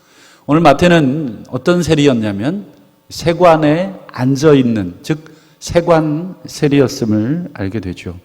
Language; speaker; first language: Korean; native; Korean